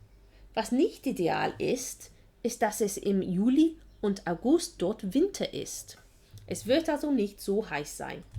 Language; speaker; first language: German; non-native, fluent; English